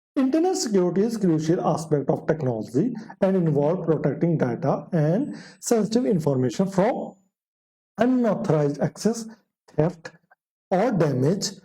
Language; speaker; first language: English; non-native, local second language; Punjabi